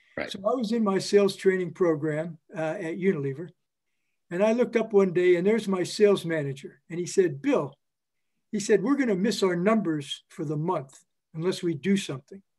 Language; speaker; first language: English; native; English